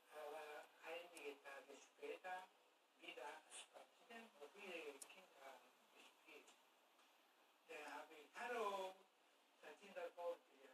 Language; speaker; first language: German; non-native, learner; Japanese